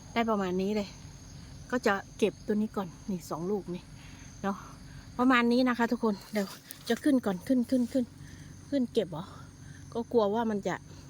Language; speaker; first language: Thai; native; Thai